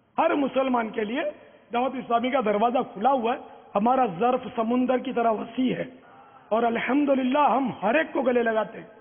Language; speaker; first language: Urdu; non-native, local second language; Memoni